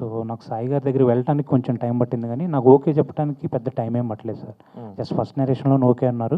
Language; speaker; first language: Telugu; native; Telugu